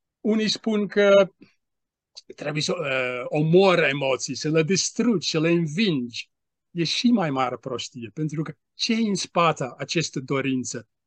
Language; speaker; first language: Romanian; non-native, fluent; Dutch